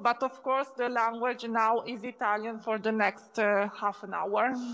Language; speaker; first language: English; non-native, fluent; Italian